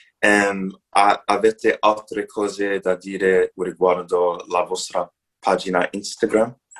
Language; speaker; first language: Italian; non-native, learner; English